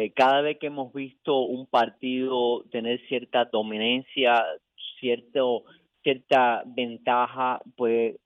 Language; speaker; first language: Spanish; early bilingual, heritage; Spanish